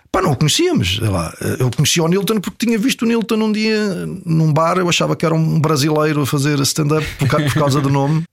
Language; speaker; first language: Portuguese; native; Portuguese